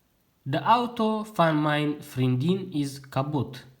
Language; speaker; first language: Dutch; non-native, learner; Tigrinya